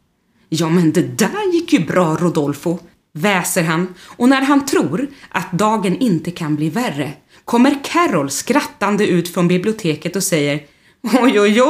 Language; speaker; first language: Swedish; native; Swedish